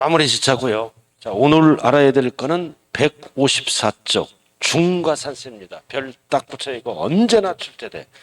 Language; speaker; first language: Korean; native; Korean